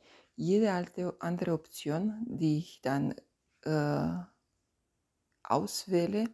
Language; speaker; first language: German; non-native, fluent; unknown